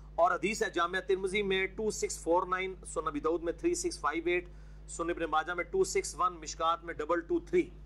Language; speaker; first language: Urdu; non-native, local second language; Punjabi